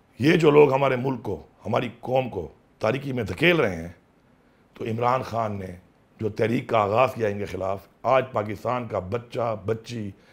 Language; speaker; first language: Urdu; non-native, local second language; Pashto